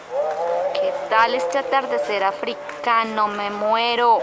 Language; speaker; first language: Spanish; native; Spanish